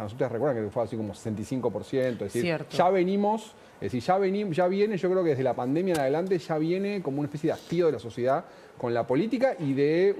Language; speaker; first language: Spanish; native; Spanish